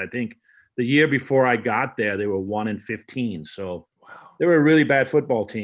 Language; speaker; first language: English; non-native, fluent; Danish